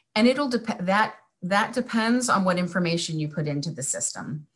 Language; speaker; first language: English; native; English